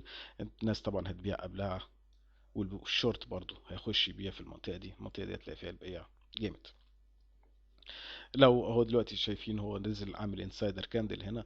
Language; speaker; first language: Arabic; native; Arabic